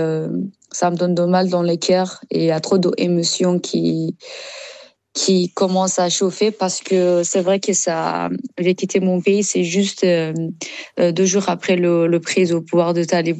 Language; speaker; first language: French; non-native, learner; Persian